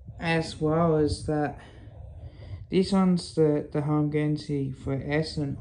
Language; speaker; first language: English; native; English